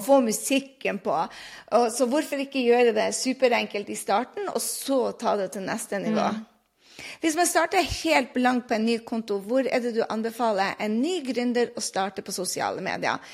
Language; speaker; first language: Norwegian; native; Norwegian